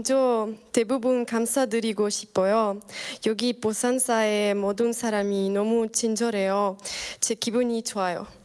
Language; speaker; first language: Korean; non-native, learner; Spanish